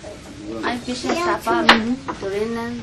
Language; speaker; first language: German; non-native, learner; Burmese